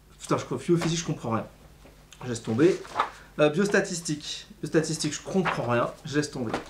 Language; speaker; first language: French; native; French